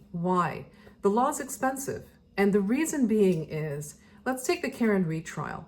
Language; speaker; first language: English; native; English